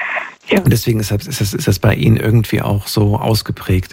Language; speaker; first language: German; native; German